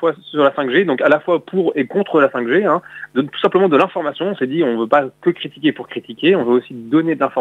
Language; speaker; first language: French; native; French